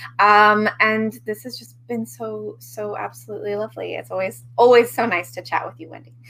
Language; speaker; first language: English; native; English